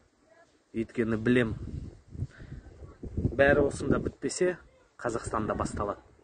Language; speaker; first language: Kazakh; non-native, local second language; Russian